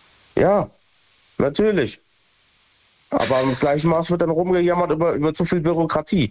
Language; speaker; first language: German; native; German